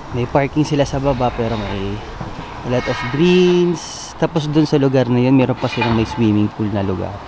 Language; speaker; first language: Filipino; native; Filipino